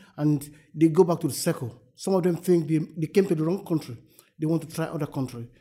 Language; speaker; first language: English; non-native, local second language; Yoruba